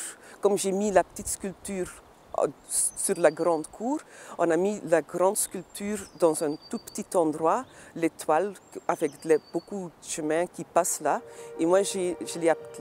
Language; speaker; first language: French; non-native, local second language; Dutch